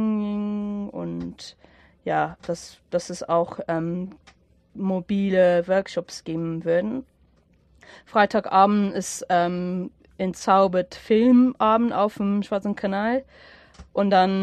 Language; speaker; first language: German; non-native, fluent; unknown